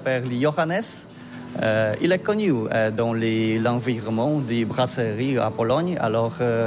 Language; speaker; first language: French; non-native, learner; Polish